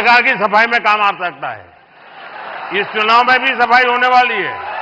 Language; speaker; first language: Hindi; non-native, local second language; Gujarati